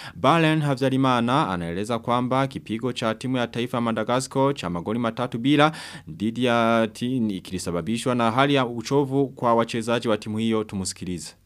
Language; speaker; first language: Swahili; non-native, local second language; Rundi